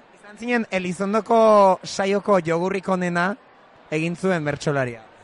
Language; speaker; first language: Basque; native; Basque